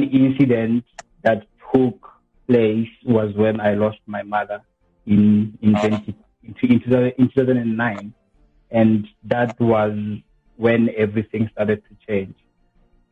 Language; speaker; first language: English; non-native, local second language; Southern Sotho